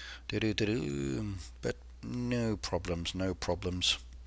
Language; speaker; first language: English; native; English